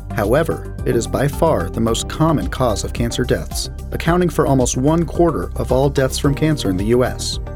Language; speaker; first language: English; native; English